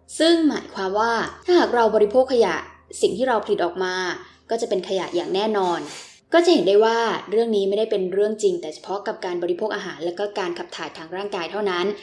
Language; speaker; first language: Thai; native; Thai